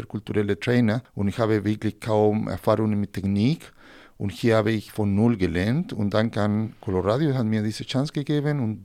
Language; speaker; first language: German; non-native, fluent; Spanish